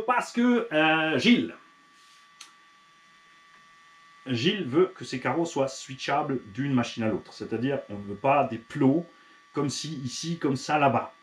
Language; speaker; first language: French; native; French